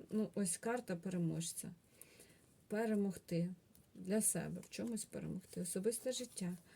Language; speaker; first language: Ukrainian; non-native, local second language; Russian